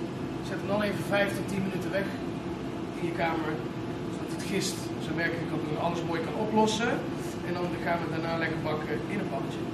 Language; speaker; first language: Dutch; native; Dutch